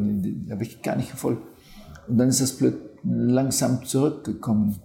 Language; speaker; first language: German; non-native, fluent; French